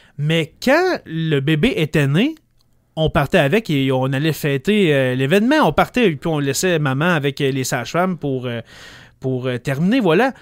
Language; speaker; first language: French; native; French